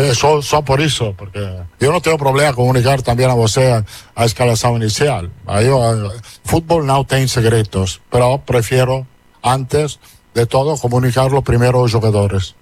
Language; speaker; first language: Portuguese; non-native, learner; Italian